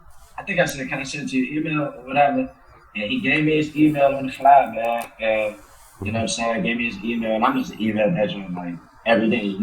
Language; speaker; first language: English; native; English